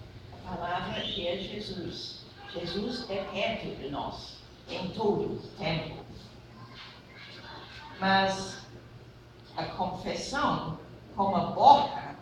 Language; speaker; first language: Portuguese; non-native, fluent; English